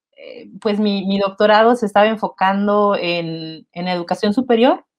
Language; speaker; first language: Spanish; native; Spanish